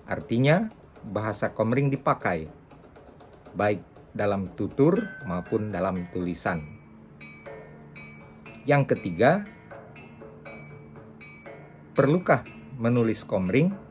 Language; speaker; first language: Indonesian; non-native, local second language; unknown